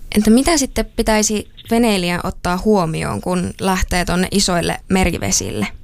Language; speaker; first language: Finnish; native; Finnish